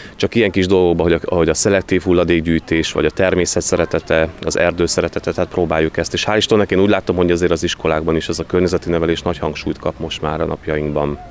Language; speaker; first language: Hungarian; native; Hungarian